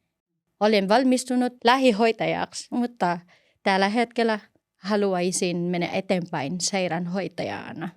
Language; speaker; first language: Finnish; non-native, learner; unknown